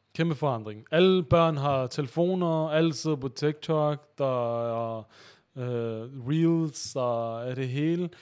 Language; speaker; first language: Danish; early bilingual, other home language; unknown